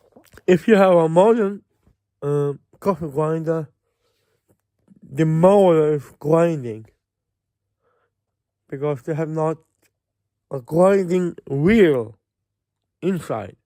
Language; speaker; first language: English; non-native, fluent; Swedish